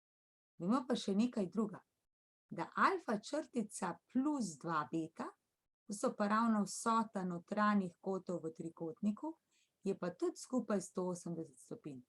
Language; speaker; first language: Slovenian; native; Slovenian